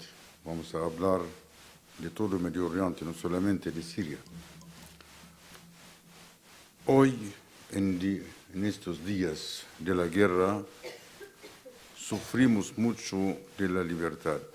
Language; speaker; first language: Spanish; non-native, fluent; Arabic